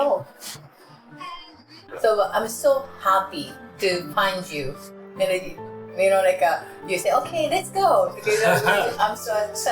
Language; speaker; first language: English; non-native, learner; Japanese